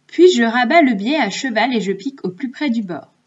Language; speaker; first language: French; native; French